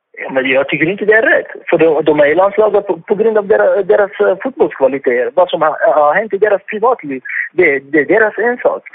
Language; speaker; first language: Swedish; non-native, fluent; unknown